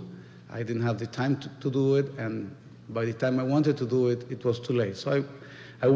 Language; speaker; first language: English; non-native, fluent; Spanish